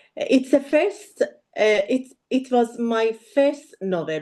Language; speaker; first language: English; non-native, learner; Persian